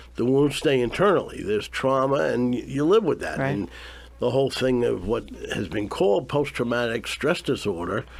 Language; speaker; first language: English; native; English